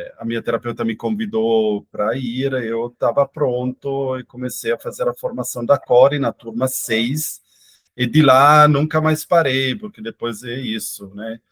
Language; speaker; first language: Portuguese; non-native, fluent; Italian